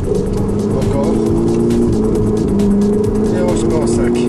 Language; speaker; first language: French; native; French